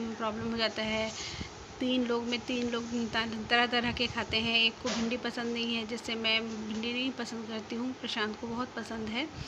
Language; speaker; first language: Hindi; non-native, local second language; Bangla